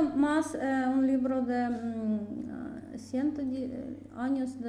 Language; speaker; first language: Spanish; non-native, learner; Russian